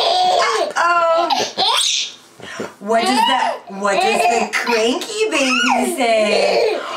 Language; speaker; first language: English; native; English